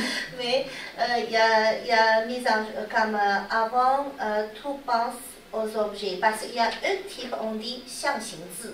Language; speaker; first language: French; non-native, learner; Chinese